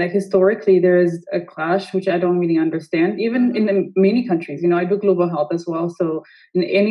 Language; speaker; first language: English; non-native, fluent; Amharic